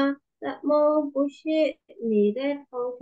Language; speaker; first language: Chinese; non-native, learner; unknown